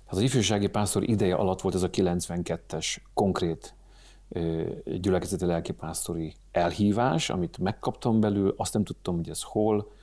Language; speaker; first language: Hungarian; native; Hungarian